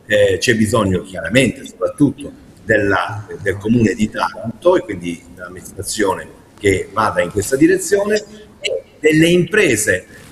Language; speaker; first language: Italian; native; Italian